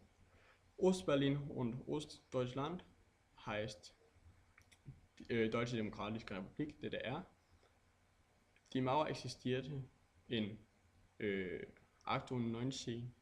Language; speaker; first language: German; non-native, learner; Danish